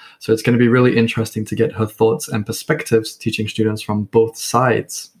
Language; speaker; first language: English; native; English